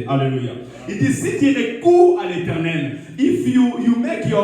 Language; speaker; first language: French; non-native, local second language; Lingala